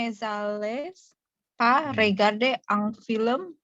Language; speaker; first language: French; non-native, learner; Indonesian